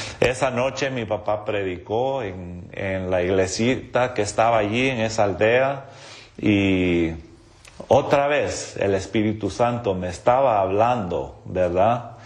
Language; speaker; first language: Spanish; non-native, local second language; English